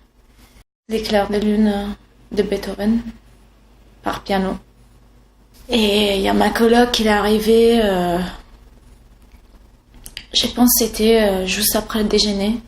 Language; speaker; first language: French; non-native, fluent; Italian